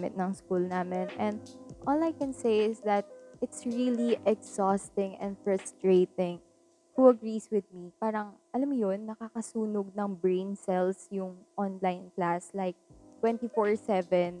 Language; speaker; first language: English; non-native, local second language; Filipino